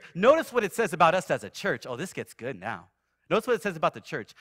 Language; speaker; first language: English; native; English